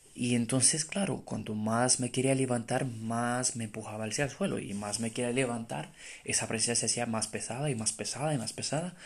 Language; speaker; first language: Spanish; non-native, fluent; Romanian